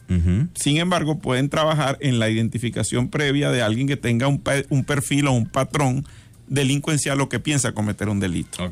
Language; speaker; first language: Spanish; native; Spanish